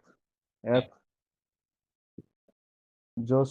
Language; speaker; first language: French; non-native, learner; Bangla